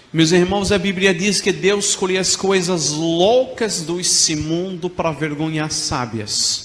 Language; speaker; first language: Portuguese; non-native, fluent; Arabic